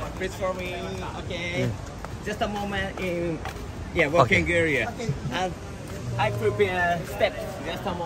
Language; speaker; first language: English; non-native, learner; Japanese